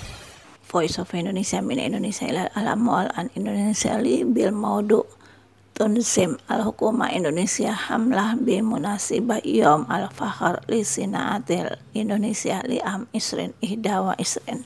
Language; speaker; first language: Arabic; non-native, fluent; Indonesian